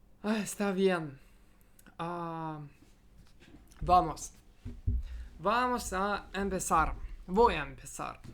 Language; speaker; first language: Spanish; non-native, learner; Russian